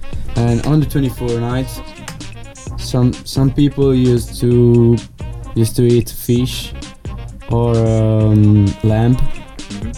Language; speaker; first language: English; non-native, learner; Italian